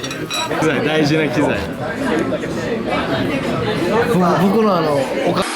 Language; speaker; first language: Japanese; non-native, fluent; Korean